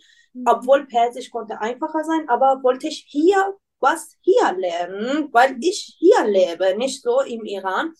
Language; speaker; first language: German; non-native, learner; Persian